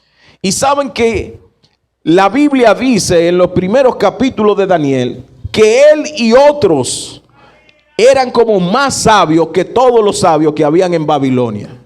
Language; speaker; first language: Spanish; native; Spanish